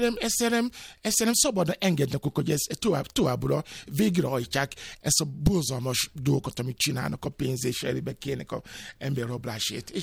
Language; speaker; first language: Hungarian; non-native, learner; Yoruba